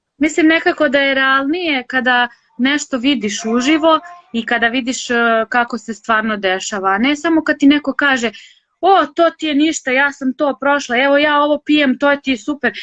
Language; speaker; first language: Bosnian; native; Bosnian